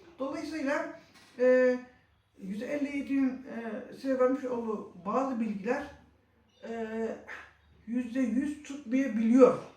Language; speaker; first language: Turkish; native; Turkish